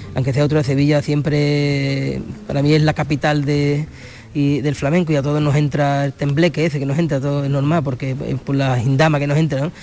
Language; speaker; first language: Spanish; native; Spanish